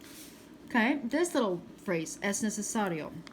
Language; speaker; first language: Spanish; non-native, fluent; English